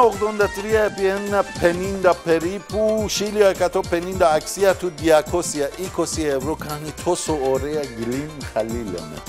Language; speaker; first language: Greek; non-native, fluent; Persian